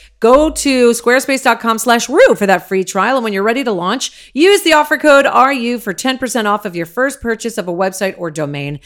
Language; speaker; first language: English; native; English